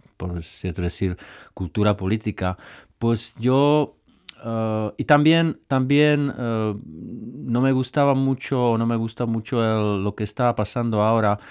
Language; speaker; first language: Spanish; non-native, fluent; Czech